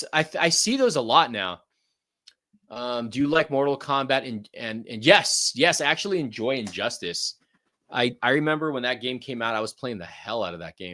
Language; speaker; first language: English; native; English